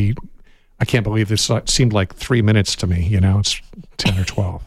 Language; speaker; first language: English; native; English